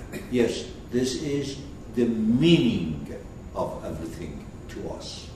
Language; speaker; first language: English; non-native, fluent; Persian